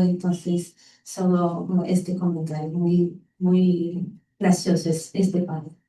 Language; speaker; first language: Spanish; non-native, fluent; Portuguese